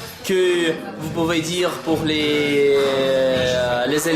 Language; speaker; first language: French; non-native, learner; Russian